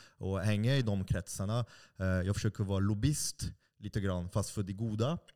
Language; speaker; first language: Swedish; non-native, fluent; French